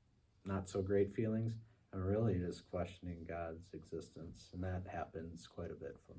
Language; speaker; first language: English; native; English